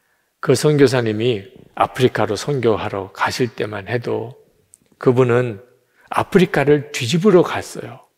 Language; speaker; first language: Korean; native; Korean